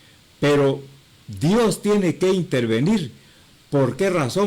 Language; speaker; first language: Spanish; native; Spanish